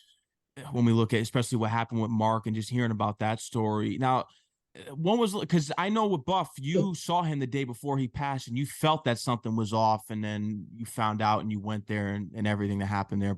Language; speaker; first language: English; native; English